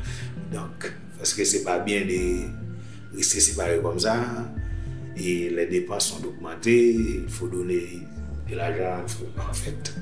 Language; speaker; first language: French; non-native, local second language; Haitian Creole